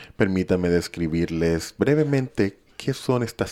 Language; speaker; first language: Spanish; native; Spanish